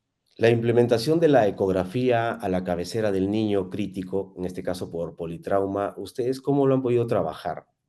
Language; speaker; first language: Spanish; native; Spanish